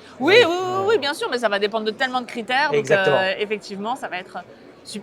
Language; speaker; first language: French; native; French